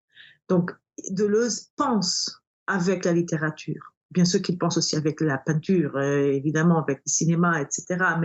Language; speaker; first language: French; non-native, fluent; Portuguese